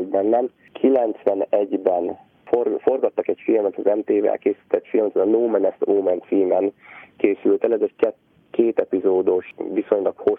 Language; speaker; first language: Hungarian; native; Hungarian